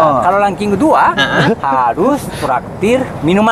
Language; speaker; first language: Indonesian; non-native, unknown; Japanese